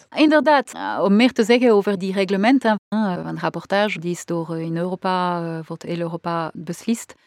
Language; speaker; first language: Dutch; non-native, local second language; French